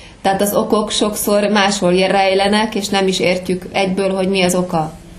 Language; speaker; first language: Hungarian; native; Hungarian